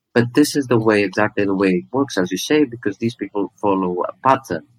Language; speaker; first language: English; non-native, fluent; Greek